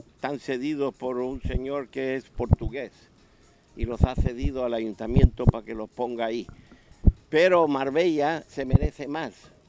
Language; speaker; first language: Spanish; native; Spanish